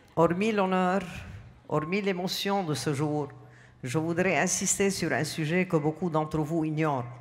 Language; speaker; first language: French; non-native, local second language; Arabic